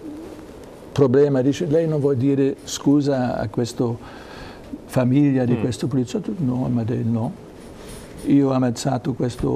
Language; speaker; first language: Italian; non-native, learner; German